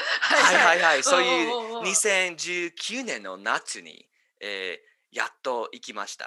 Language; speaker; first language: Japanese; non-native, learner; English